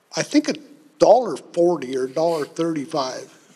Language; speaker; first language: English; native; English